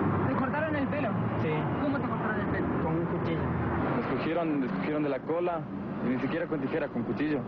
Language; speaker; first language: Spanish; native; Spanish